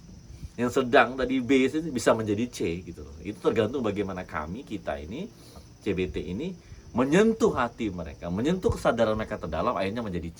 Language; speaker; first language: Indonesian; native; Indonesian